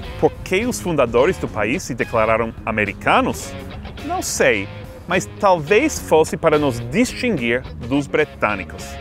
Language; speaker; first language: Portuguese; non-native, fluent; English